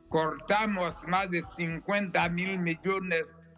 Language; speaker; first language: Spanish; non-native, fluent; Haitian Creole